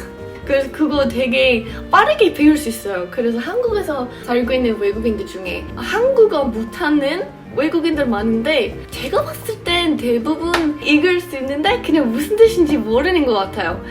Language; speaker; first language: Korean; non-native, fluent; English